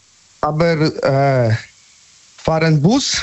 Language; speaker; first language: German; non-native, learner; Polish